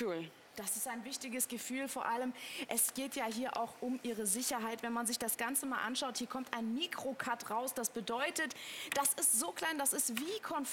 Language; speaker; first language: German; native; German